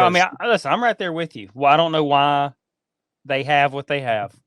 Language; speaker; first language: English; native; English